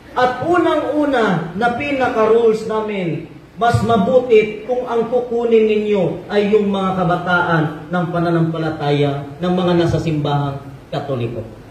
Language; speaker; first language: Filipino; non-native, local second language; Cebuano